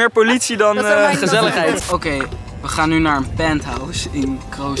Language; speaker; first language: Dutch; native; Dutch